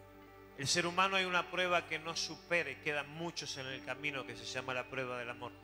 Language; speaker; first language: Spanish; native; Spanish